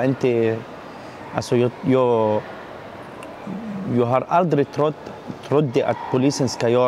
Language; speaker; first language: Swedish; non-native, learner; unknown